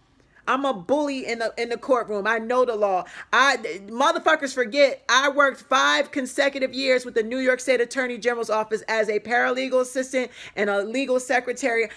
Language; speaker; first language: English; native; English